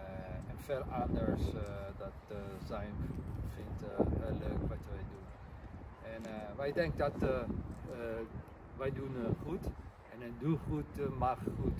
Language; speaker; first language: Dutch; non-native, learner; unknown